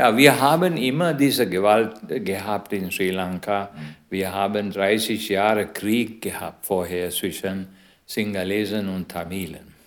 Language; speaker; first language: German; non-native, learner; Sinhala